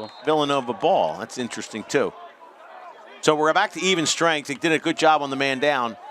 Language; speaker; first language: English; native; English